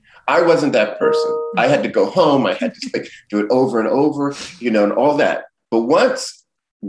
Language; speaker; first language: English; native; English